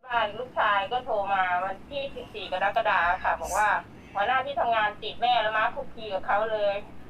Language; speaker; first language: Thai; native; Thai